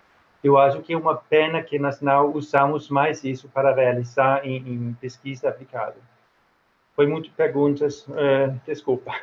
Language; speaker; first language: Portuguese; non-native, fluent; Swedish